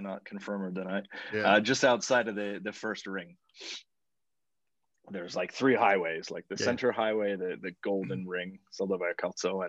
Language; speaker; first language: English; native; English